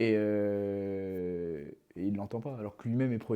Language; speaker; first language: French; native; French